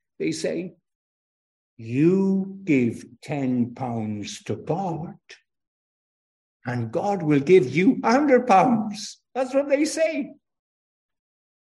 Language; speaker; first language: English; native; English